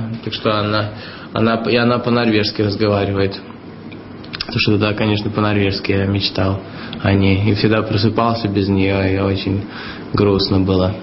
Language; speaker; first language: Russian; early bilingual, heritage; Russian